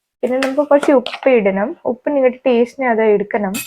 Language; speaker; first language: Malayalam; non-native, learner; Hindi